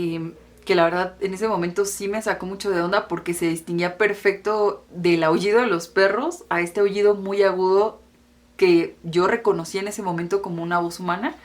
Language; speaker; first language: Spanish; native; Spanish